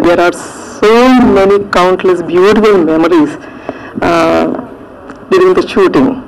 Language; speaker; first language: Telugu; native; Telugu